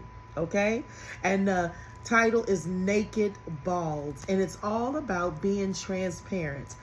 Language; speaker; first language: English; native; English